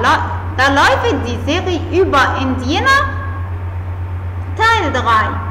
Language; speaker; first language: German; non-native, fluent; Arabic